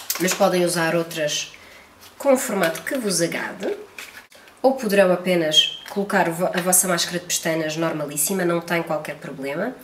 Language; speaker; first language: Portuguese; native; Portuguese